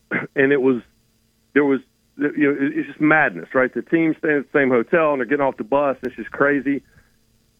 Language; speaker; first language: English; native; English